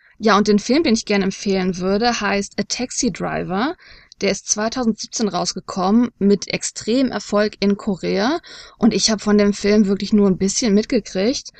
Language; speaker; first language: German; native; German